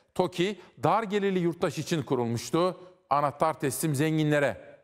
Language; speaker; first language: Turkish; native; Turkish